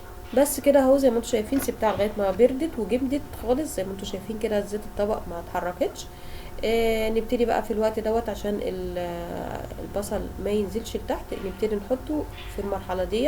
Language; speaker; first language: Arabic; native; Arabic